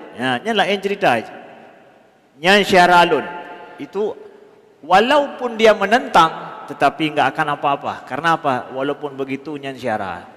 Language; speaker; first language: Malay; non-native, local second language; Achinese